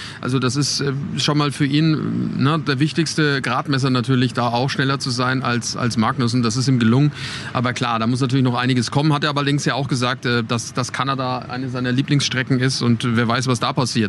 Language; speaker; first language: German; native; German